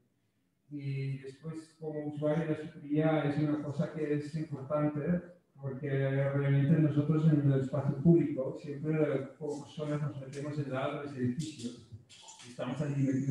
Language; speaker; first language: Spanish; non-native, fluent; Dutch